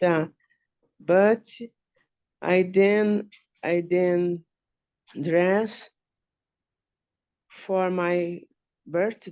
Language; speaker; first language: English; non-native, learner; Portuguese